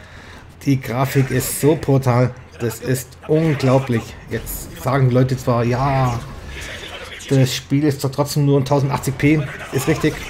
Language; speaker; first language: German; native; German